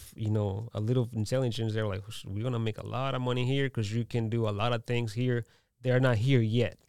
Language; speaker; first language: English; early bilingual, other home language; Spanish